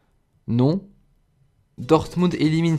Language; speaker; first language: French; native; French